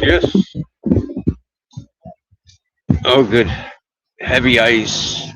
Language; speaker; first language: English; native; English